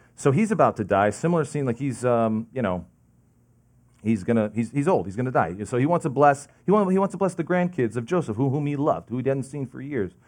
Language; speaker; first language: English; native; English